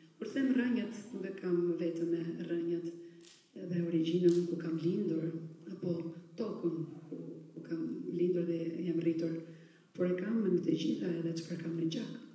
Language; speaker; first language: Albanian; early bilingual, heritage; Albanian